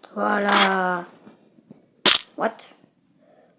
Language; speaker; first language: French; native; French